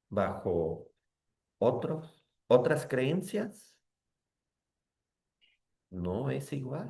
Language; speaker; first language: Spanish; native; Spanish